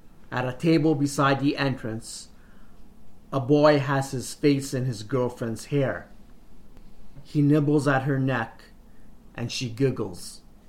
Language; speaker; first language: English; early bilingual, other home language; Italian